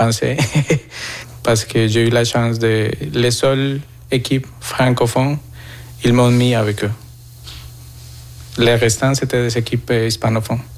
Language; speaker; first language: French; non-native, fluent; Spanish